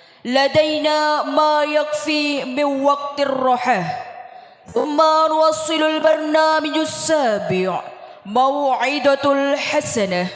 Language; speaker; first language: Arabic; non-native, learner; Indonesian